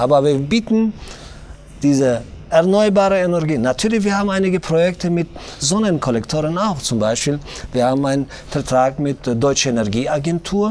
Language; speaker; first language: German; non-native, fluent; Tajik